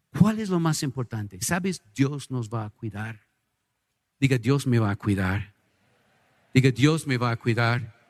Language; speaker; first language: Spanish; non-native, fluent; English